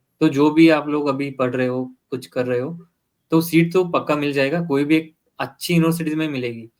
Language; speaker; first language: Hindi; non-native, local second language; Kannada